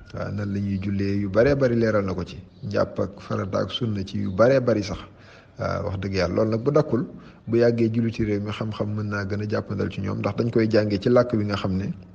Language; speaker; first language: Wolof; native; Wolof